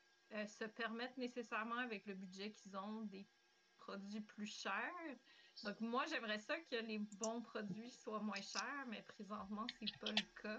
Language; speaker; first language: French; native; French